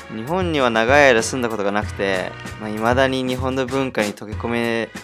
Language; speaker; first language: Japanese; early bilingual, heritage; Japanese